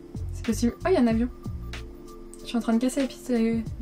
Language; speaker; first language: French; native; French